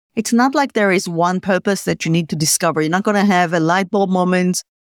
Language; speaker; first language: English; non-native, fluent; Hebrew